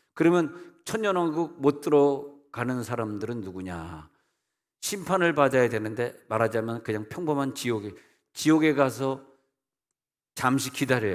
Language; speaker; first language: Korean; native; Korean